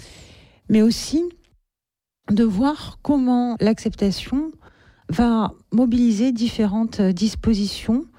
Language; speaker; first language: French; native; French